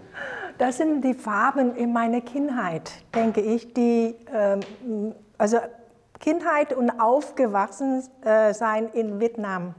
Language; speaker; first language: German; non-native, fluent; Vietnamese